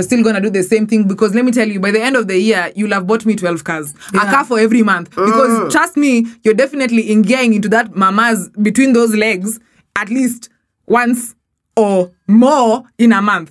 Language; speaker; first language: English; non-native, local second language; Swahili